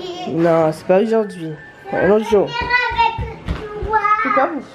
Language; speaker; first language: French; native; French